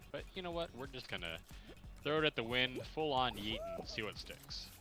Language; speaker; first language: English; native; English